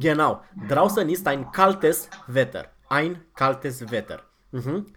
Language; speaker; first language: German; non-native, fluent; Romanian